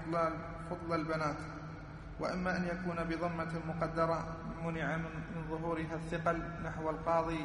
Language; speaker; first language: Arabic; native; Arabic